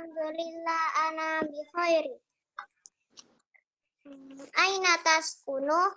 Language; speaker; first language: Arabic; non-native, learner; Indonesian